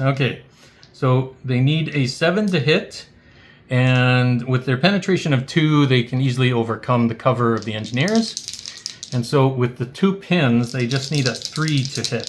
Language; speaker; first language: English; native; English